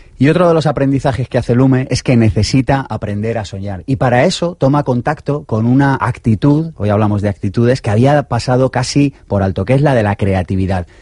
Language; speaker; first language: Spanish; native; Spanish